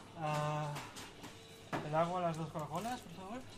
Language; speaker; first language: Spanish; non-native, learner; German